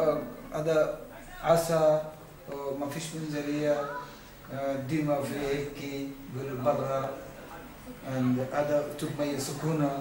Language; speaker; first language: Arabic; non-native, learner; Bangla